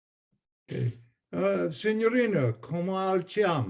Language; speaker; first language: Italian; non-native, learner; English